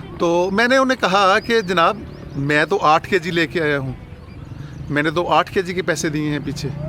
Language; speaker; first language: Urdu; non-native, local second language; Punjabi